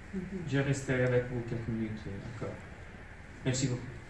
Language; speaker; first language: French; non-native, learner; Italian